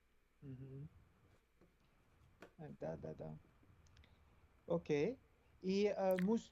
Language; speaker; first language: Russian; non-native, learner; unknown